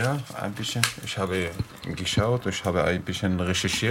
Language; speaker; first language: German; non-native, learner; Arabic